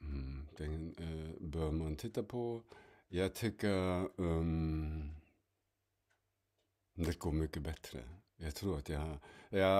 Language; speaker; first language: Swedish; non-native, fluent; German